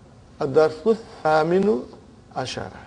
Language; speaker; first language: Arabic; non-native, fluent; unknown